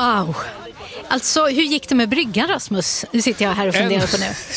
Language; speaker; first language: Swedish; native; Swedish